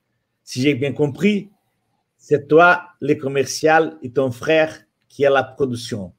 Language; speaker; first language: French; non-native, fluent; Portuguese